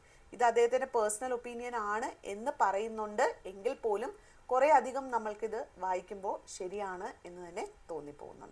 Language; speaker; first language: Malayalam; native; Malayalam